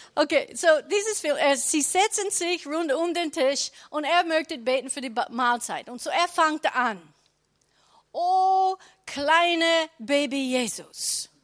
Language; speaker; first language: German; non-native, learner; English